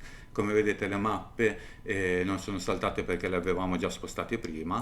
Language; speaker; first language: Italian; native; Italian